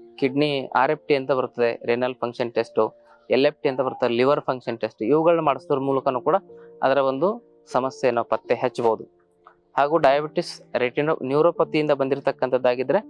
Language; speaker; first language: Kannada; native; Kannada